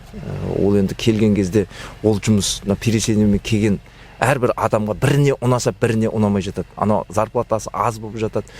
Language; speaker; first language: Kazakh; native; Kazakh